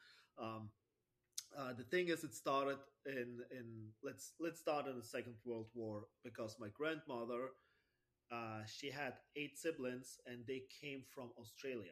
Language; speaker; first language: English; non-native, fluent; German